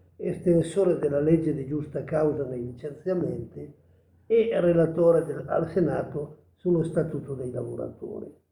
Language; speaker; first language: Italian; native; Italian